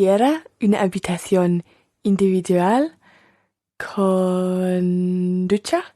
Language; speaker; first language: Spanish; non-native, learner; English